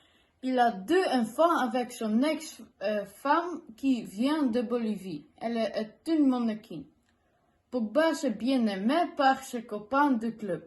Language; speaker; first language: French; non-native, learner; Dutch